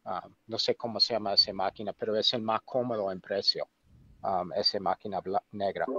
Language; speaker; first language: Spanish; non-native, fluent; English